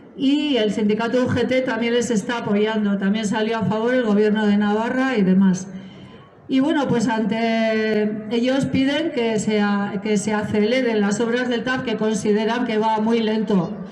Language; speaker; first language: Spanish; native; Spanish